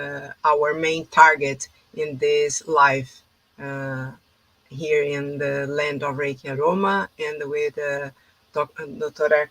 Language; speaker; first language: English; non-native, fluent; Portuguese